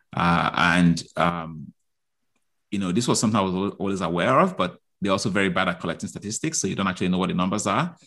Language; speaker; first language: English; non-native, local second language; Igbo